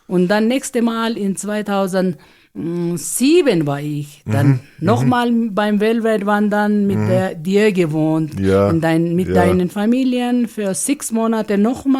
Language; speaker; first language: German; non-native, learner; Ladakhi